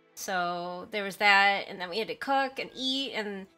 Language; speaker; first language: English; native; English